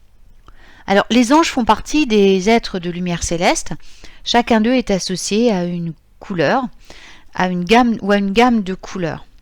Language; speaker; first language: French; native; French